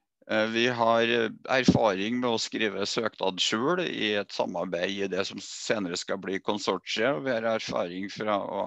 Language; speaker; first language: Norwegian; native; Norwegian